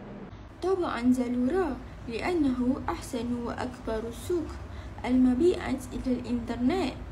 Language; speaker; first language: Arabic; non-native, learner; Malay